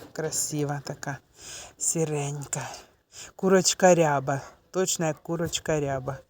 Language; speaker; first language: Ukrainian; non-native, local second language; Russian